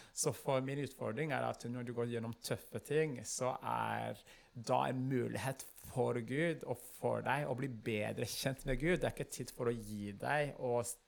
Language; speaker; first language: Norwegian; non-native, fluent; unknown